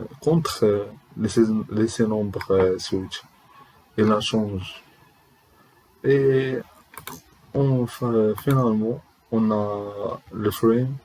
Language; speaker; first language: French; non-native, learner; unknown